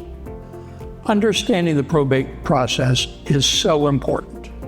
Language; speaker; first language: English; native; English